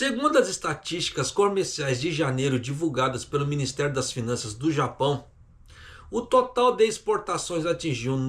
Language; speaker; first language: Portuguese; native; Portuguese